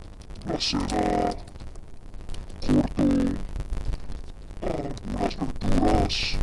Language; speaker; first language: Spanish; non-native, fluent; English